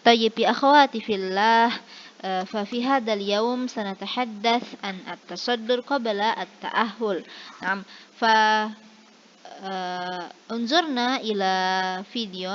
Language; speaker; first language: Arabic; non-native, fluent; Indonesian